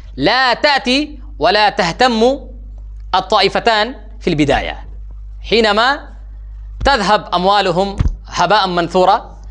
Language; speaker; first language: Arabic; non-native, fluent; Urdu